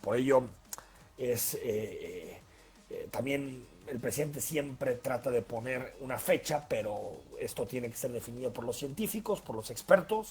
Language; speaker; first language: Spanish; native; Spanish